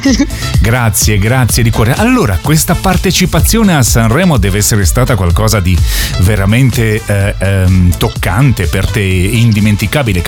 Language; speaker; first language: Italian; native; Italian